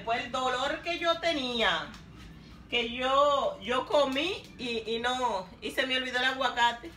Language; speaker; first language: Spanish; native; Spanish